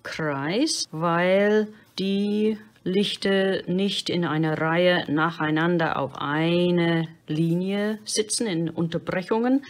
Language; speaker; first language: German; non-native, fluent; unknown